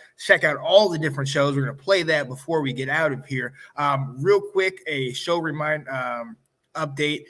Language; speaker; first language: English; native; English